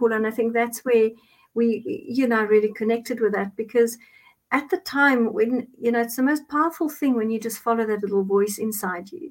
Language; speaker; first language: English; non-native, local second language; Afrikaans